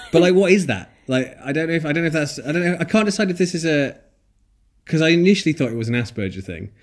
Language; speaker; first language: English; native; English